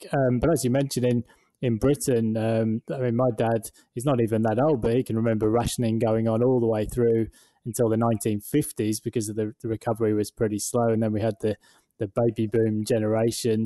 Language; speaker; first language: English; native; English